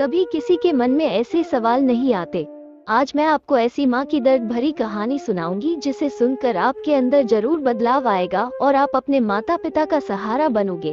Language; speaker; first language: Hindi; native; Hindi